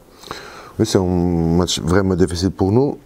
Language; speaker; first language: French; non-native, fluent; Portuguese